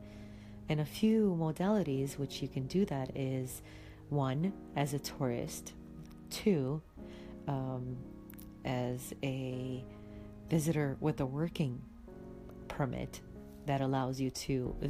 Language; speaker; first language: English; non-native, fluent; Romanian